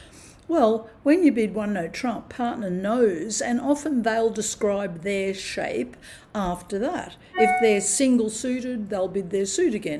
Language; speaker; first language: English; native; English